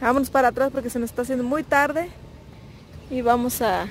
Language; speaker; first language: Spanish; native; Spanish